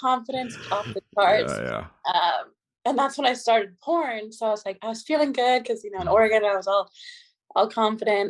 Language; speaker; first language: English; native; English